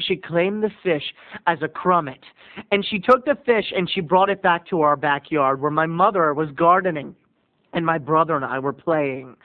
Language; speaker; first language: English; native; English